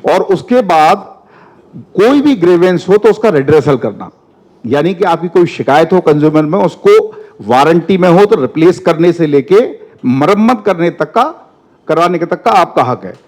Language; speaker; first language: Hindi; non-native, local second language; Telugu